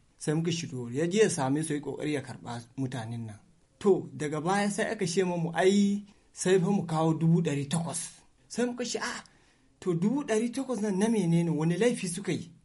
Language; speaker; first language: Hausa; non-native, local second language; Fula